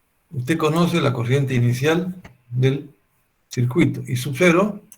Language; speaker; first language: Spanish; native; Spanish